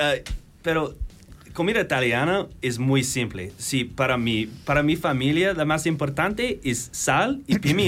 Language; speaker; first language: Spanish; non-native, learner; English